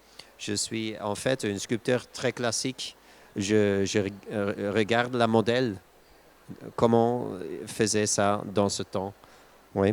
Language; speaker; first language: French; non-native, local second language; Dutch